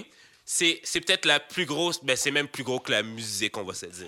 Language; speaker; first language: French; native; French